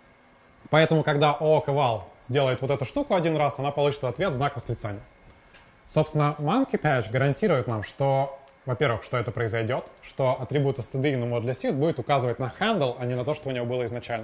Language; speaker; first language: Russian; native; Russian